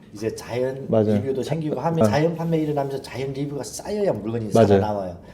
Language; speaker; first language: Korean; early bilingual, heritage; Korean